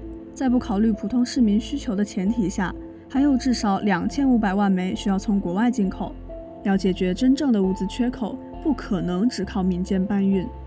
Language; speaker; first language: Chinese; native; Chinese